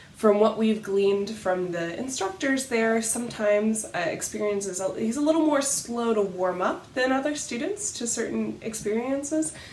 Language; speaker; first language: English; native; English